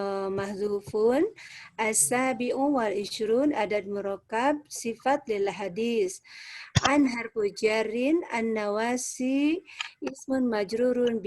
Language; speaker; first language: Arabic; non-native, learner; Indonesian